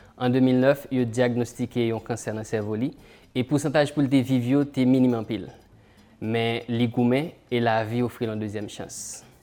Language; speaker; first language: French; non-native, local second language; Haitian Creole